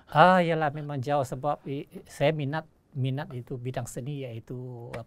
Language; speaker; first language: Malay; non-native, local second language; Chinese